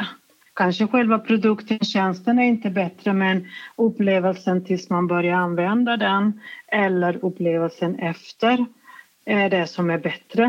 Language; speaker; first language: Swedish; non-native, fluent; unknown